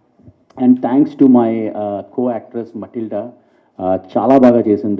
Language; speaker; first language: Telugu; early bilingual, heritage; English